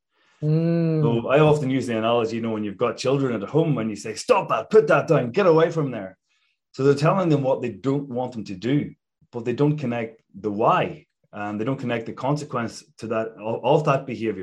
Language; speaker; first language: English; native; English